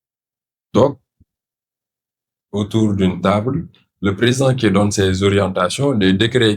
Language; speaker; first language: French; non-native, local second language; Wolof